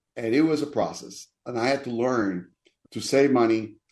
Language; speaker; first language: English; non-native, fluent; Spanish